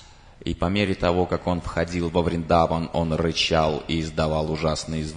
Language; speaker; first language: Russian; native; Russian